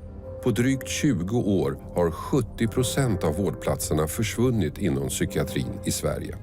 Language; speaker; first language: Swedish; native; Swedish